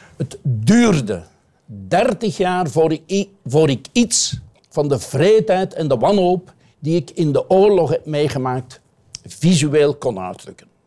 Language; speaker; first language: Dutch; native; Dutch